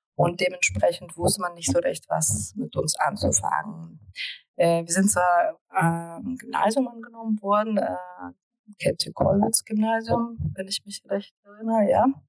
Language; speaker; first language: German; early bilingual, other home language; Russian